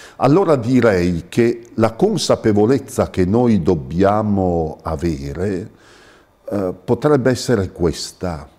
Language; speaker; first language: Italian; native; Italian